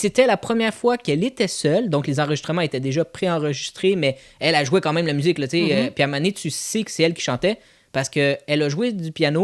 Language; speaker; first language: French; native; French